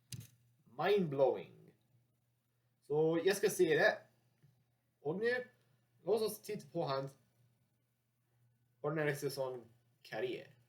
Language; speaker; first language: Swedish; non-native, learner; English